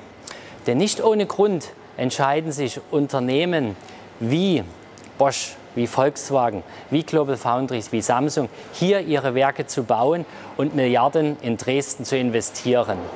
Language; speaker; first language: German; native; German